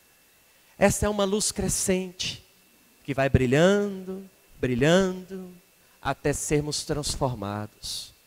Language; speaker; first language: Portuguese; native; Portuguese